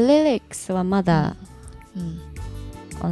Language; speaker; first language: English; non-native, learner; Japanese